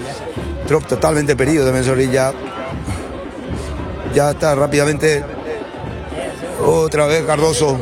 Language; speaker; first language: Spanish; native; Spanish